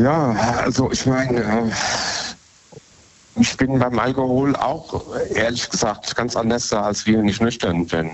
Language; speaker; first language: German; native; German